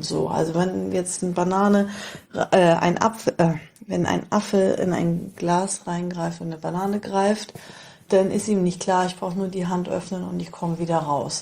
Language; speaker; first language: German; native; German